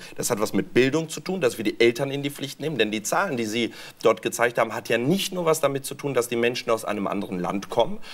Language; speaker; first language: German; early bilingual, other home language; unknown